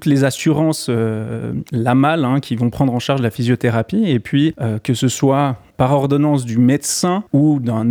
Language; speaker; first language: French; native; French